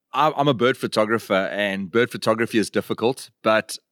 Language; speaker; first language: English; native; English